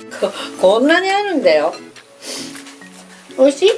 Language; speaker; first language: Japanese; native; Japanese